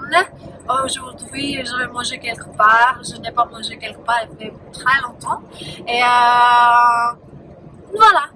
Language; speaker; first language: French; non-native, learner; Punjabi